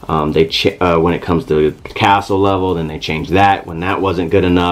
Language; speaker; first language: English; native; English